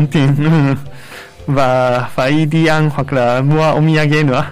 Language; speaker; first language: Vietnamese; non-native, fluent; Japanese